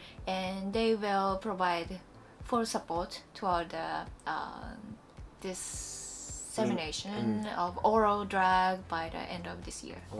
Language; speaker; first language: English; non-native, learner; Japanese